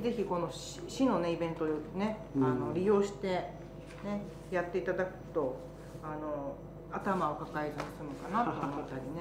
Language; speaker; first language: Japanese; native; Japanese